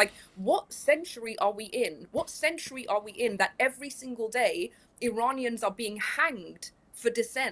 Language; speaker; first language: English; early bilingual, other home language; Persian